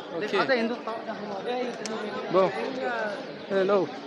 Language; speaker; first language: English; non-native, learner; French